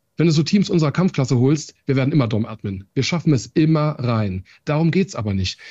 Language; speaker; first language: German; early bilingual, other home language; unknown